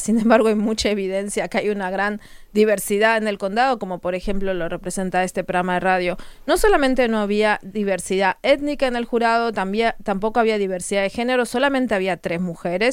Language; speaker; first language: Spanish; native; Spanish